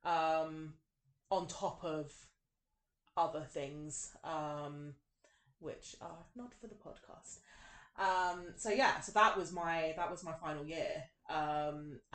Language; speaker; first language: English; native; English